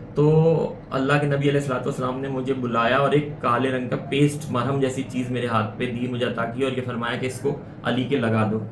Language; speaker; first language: Urdu; native; Urdu